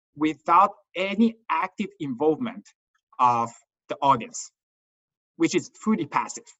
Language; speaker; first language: English; non-native, fluent; Chinese